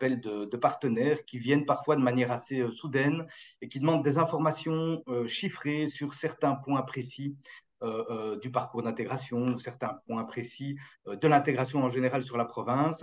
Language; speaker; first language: French; native; French